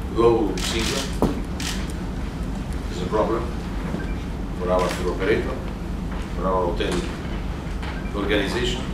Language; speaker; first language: English; non-native, learner; Italian